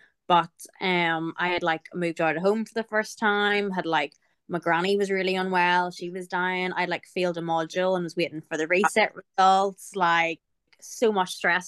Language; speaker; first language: English; native; English